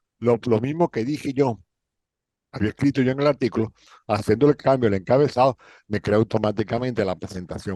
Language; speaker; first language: Spanish; native; Spanish